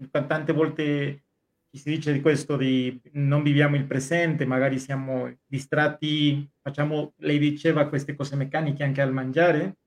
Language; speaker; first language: Italian; non-native, fluent; Spanish